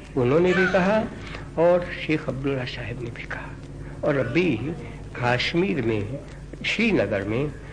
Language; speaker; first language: Hindi; non-native, local second language; Gujarati